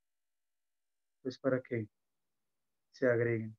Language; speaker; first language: Spanish; native; Spanish